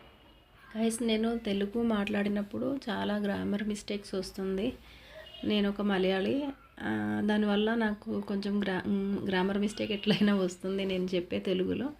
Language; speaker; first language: Telugu; native; Telugu